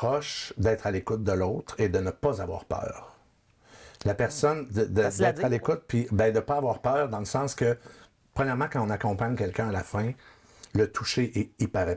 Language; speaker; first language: French; native; French